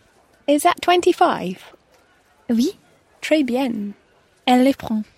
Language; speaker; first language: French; non-native, learner; English